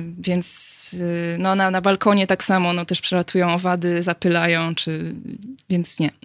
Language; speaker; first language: Polish; native; Polish